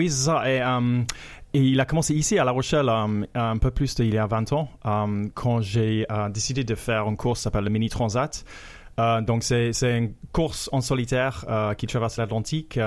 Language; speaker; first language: French; non-native, fluent; English